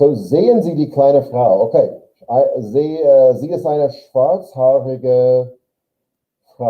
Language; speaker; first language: German; non-native, fluent; English